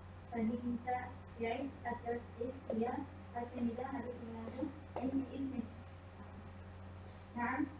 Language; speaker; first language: Arabic; non-native, learner; Urdu